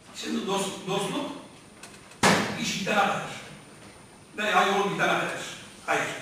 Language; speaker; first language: Turkish; native; Turkish